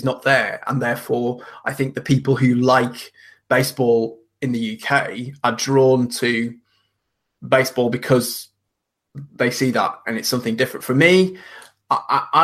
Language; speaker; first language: English; native; English